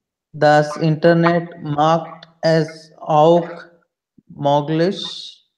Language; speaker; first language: German; non-native, learner; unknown